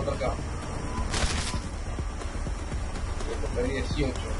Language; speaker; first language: Spanish; native; Spanish